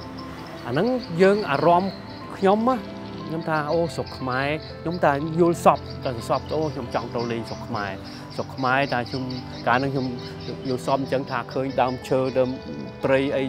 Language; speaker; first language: Khmer; early bilingual, heritage; Khmer